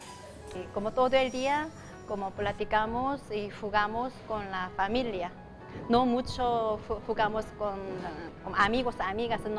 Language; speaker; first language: Spanish; non-native, learner; Korean